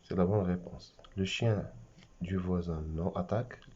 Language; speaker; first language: French; non-native, local second language; Arabic